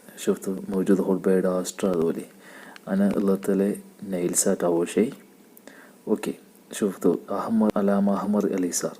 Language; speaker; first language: Arabic; non-native, learner; Malayalam